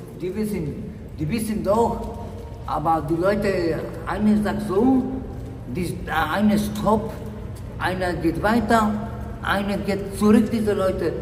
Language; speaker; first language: German; non-native, learner; Polish